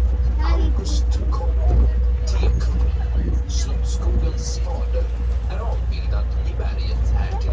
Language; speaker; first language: Swedish; native; Swedish